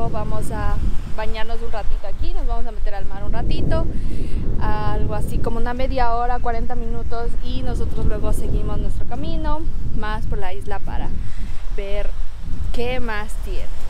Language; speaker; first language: Spanish; native; Spanish